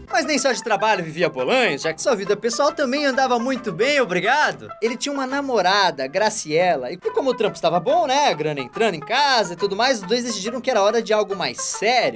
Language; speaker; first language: Portuguese; native; Portuguese